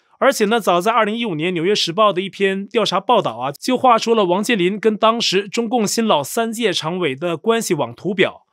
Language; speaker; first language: Chinese; native; Chinese